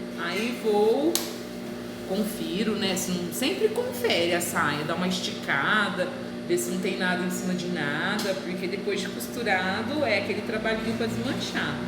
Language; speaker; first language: Portuguese; native; Portuguese